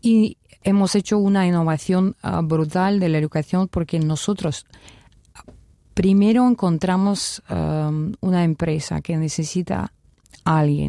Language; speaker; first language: Spanish; non-native, fluent; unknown